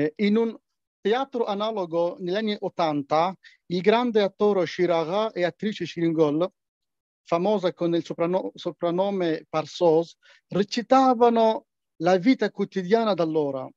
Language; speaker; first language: Italian; non-native, fluent; Persian